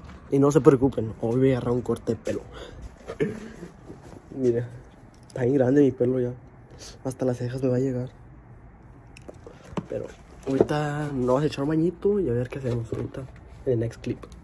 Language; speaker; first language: Spanish; early bilingual, heritage; Spanish